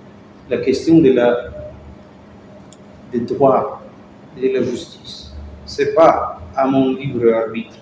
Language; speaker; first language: French; non-native, fluent; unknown